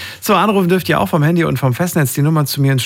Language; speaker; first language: German; native; German